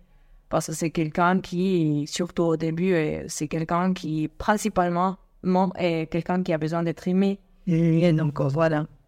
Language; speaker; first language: French; non-native, fluent; Spanish